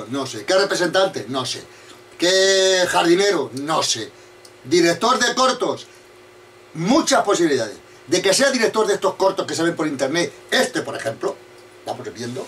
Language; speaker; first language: Spanish; native; Spanish